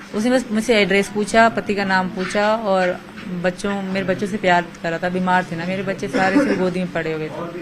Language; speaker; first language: Urdu; non-native, local second language; Sindhi